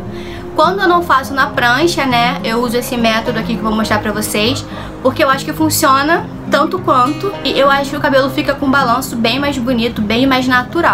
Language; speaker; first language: Portuguese; native; Portuguese